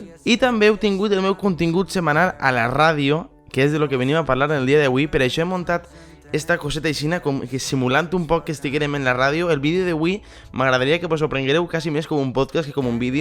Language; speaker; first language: Catalan; native; Catalan